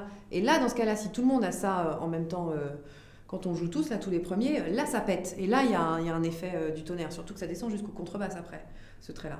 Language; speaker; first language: French; native; French